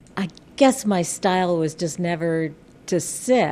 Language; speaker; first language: English; native; English